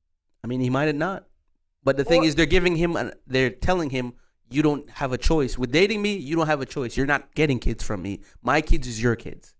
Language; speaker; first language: English; native; English